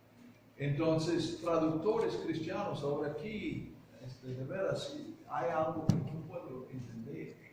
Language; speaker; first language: Spanish; non-native, fluent; English